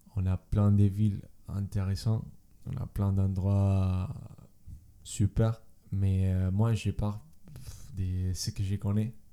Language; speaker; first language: French; non-native, learner; Spanish